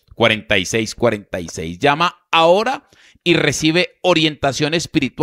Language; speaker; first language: Spanish; native; Spanish